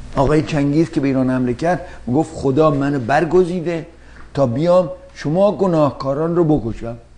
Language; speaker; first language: Persian; native; Persian